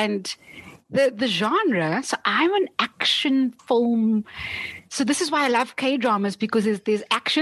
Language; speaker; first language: English; non-native, local second language; Afrikaans